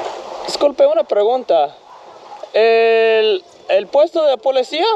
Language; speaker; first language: Spanish; non-native, learner; English